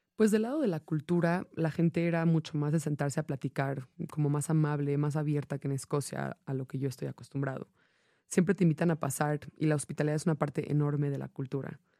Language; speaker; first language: Spanish; non-native, fluent; English